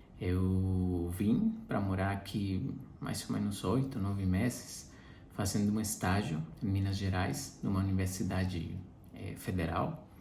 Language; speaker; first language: Portuguese; non-native, fluent; Spanish